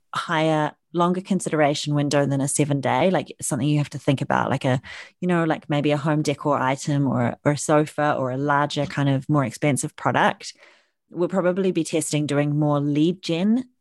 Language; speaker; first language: English; native; English